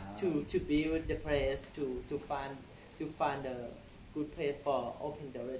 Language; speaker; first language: English; non-native, learner; Thai